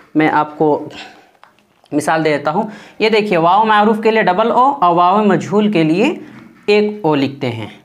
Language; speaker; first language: Urdu; native; Urdu